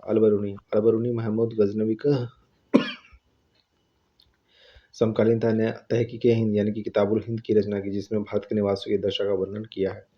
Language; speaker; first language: Hindi; native; Hindi